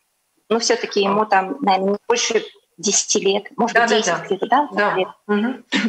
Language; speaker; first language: Russian; native; Russian